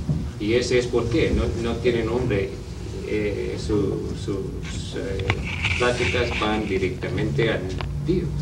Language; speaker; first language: Spanish; non-native, learner; English